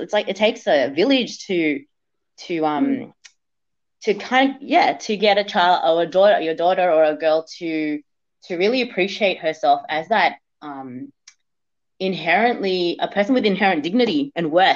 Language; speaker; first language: English; native; English